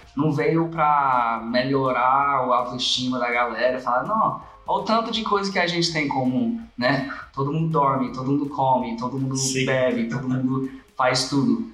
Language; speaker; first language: Portuguese; non-native, fluent; English